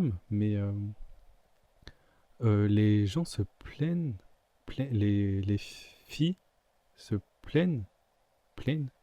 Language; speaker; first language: French; native; French